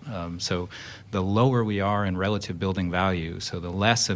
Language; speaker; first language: English; native; English